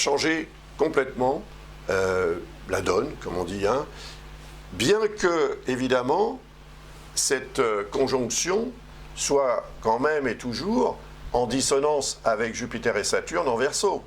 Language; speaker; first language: French; native; French